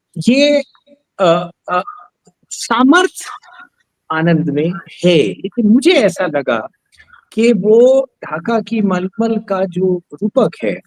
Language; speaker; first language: Hindi; native; Hindi